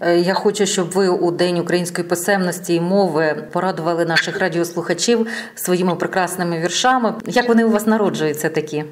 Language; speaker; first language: Ukrainian; native; Ukrainian